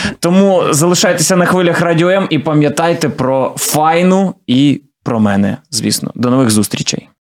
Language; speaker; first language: Ukrainian; non-native, local second language; Russian